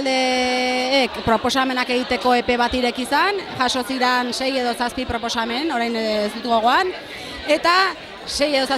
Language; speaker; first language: Basque; native; Basque